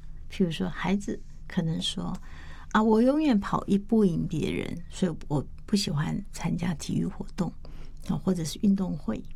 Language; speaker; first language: Chinese; native; Chinese